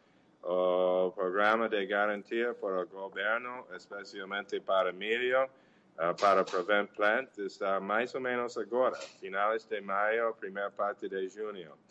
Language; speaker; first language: Portuguese; non-native, learner; English